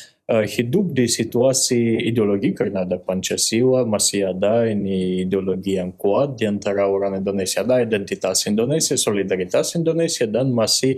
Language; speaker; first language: Indonesian; non-native, fluent; Russian